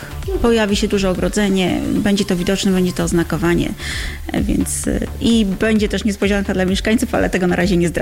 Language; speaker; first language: Polish; native; Polish